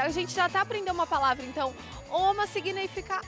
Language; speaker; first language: Portuguese; native; Portuguese